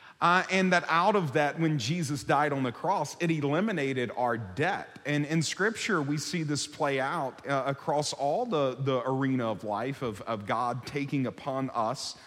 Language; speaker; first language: English; native; English